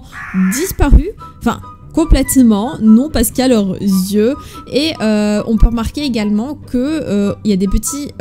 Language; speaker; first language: French; native; French